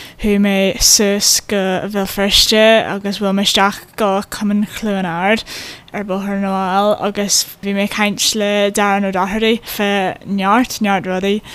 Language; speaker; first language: Irish; non-native, local second language; English